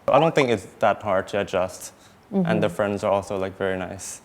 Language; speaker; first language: English; early bilingual, other home language; Thai